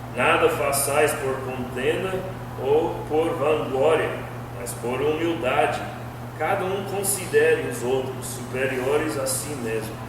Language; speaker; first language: Portuguese; non-native, fluent; English